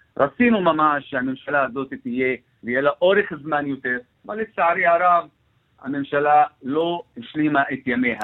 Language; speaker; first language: Hebrew; non-native, local second language; Arabic